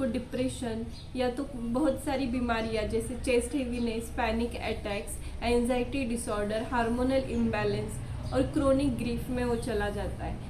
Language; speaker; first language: Hindi; non-native, local second language; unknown